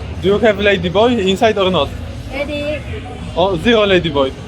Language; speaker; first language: English; non-native, learner; Polish